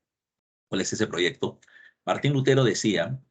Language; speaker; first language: Spanish; native; Spanish